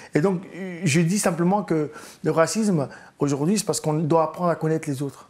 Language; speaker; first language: French; early bilingual, other home language; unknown